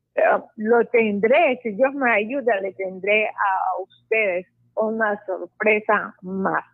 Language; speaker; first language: Spanish; non-native, fluent; Arabic